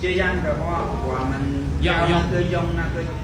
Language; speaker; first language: Chinese; non-native, learner; Khmer